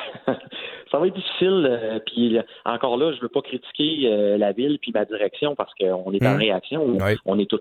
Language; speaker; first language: French; native; French